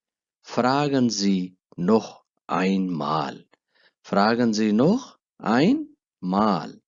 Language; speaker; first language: German; non-native, fluent; Urdu